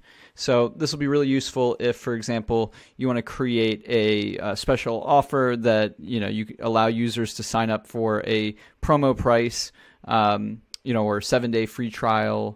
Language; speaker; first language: English; native; English